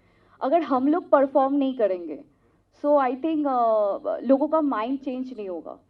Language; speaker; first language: Hindi; non-native, local second language; Telugu